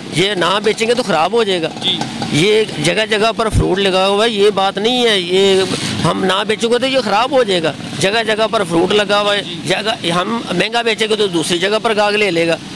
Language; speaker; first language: Urdu; non-native, local second language; Punjabi